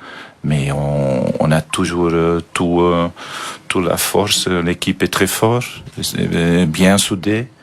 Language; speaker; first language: French; non-native, fluent; Dutch